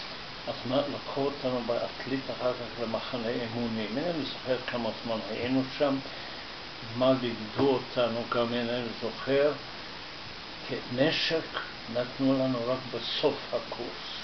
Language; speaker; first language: Hebrew; non-native, fluent; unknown